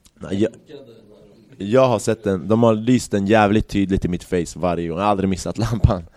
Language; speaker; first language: Swedish; native; Swedish